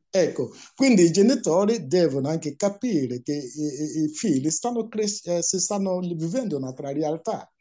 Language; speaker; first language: Italian; non-native, fluent; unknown